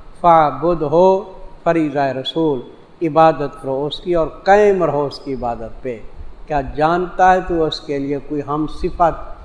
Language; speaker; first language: Urdu; non-native, local second language; Saraiki